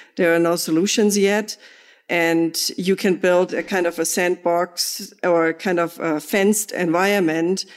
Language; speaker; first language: English; non-native, fluent; German